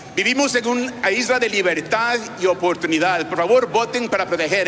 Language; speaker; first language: Spanish; early bilingual, other home language; English